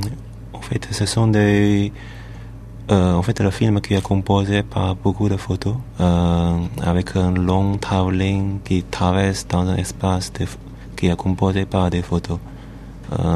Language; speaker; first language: French; non-native, learner; Chinese